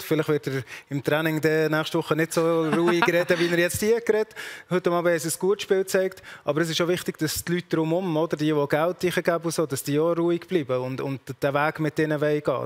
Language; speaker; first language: German; native; German